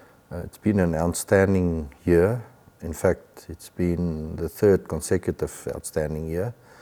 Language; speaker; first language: English; non-native, local second language; Afrikaans